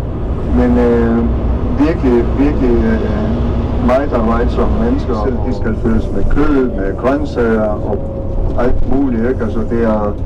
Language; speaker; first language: Danish; non-native, fluent; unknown